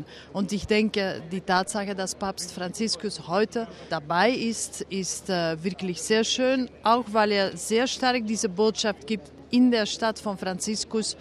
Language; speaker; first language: German; non-native, fluent; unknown